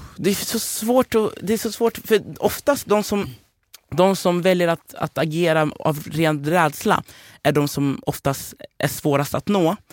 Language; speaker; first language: Swedish; early bilingual, other home language; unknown